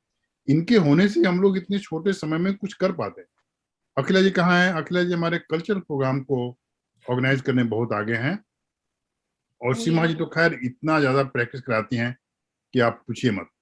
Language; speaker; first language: Hindi; native; Hindi